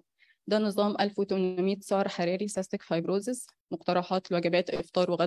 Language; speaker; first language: Arabic; native; Arabic